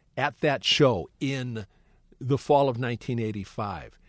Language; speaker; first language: English; native; English